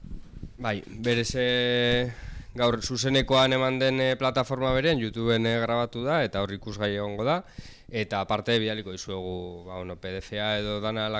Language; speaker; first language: Basque; native; Basque